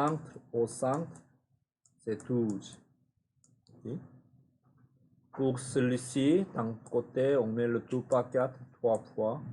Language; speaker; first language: French; non-native, fluent; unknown